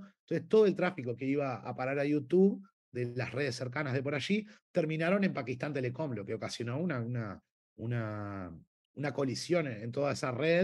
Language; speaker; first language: Spanish; native; Spanish